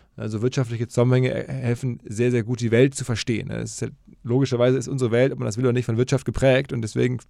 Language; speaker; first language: German; native; German